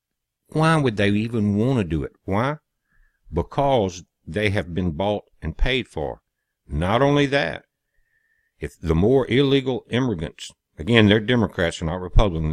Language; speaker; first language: English; native; English